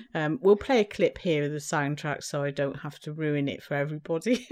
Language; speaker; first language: English; native; English